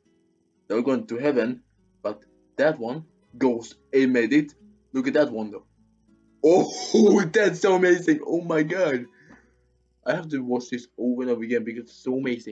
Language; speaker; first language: English; non-native, fluent; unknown